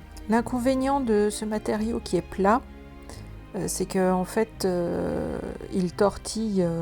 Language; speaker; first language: French; native; French